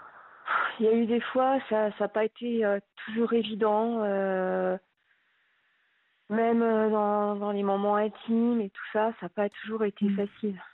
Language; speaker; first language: French; native; French